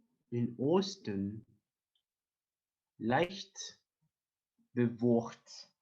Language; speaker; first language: German; non-native, learner; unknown